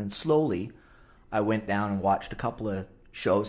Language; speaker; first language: English; native; English